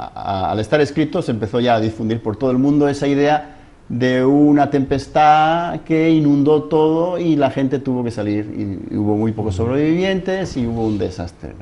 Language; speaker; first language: Spanish; native; Spanish